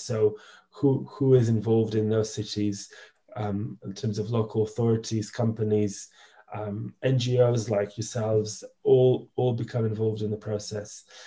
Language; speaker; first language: English; non-native, fluent; Macedonian